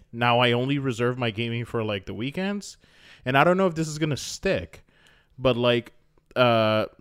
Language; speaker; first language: English; native; English